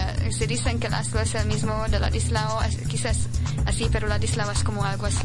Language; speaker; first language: Spanish; non-native, learner; Hungarian